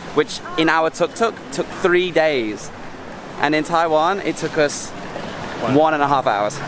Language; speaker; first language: English; native; English